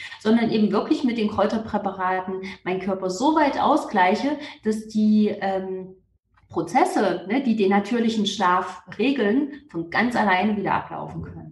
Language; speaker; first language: German; native; German